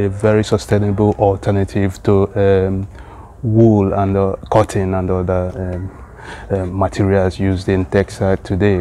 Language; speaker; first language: English; non-native, local second language; Igbo